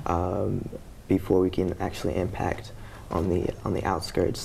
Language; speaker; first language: English; native; English